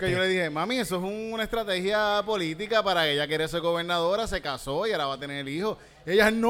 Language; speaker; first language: Spanish; native; Spanish